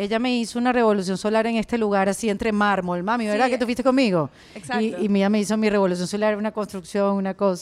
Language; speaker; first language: Spanish; native; Spanish